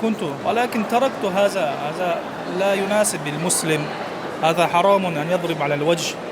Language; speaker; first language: Arabic; non-native, learner; Chechen